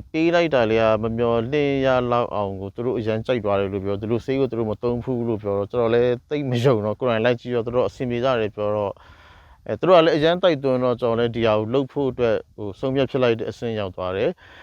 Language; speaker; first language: Burmese; native; Burmese